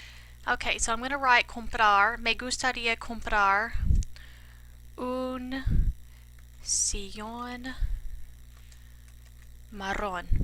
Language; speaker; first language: Spanish; non-native, fluent; English